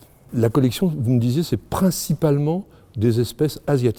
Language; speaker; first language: French; native; French